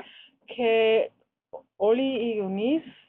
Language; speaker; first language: Greek; non-native, learner; German